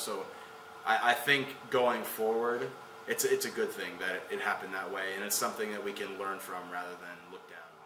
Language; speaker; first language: English; native; English